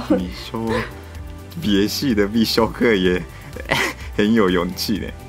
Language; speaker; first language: Chinese; non-native, fluent; Japanese